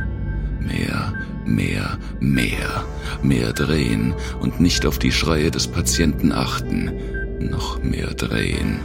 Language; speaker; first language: German; native; German